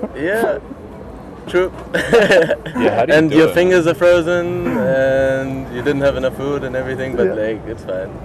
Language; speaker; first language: English; non-native, fluent; German